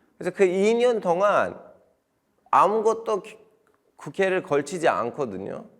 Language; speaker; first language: Korean; non-native, fluent; Turkish